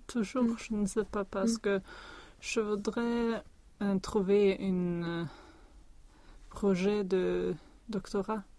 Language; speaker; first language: French; non-native, learner; Swedish